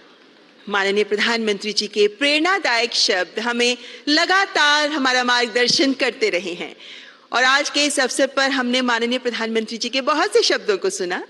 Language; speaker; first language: Hindi; native; Hindi